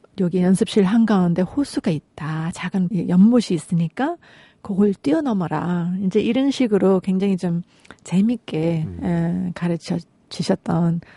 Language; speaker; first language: Korean; native; Korean